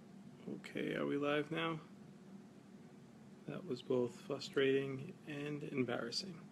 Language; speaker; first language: English; native; English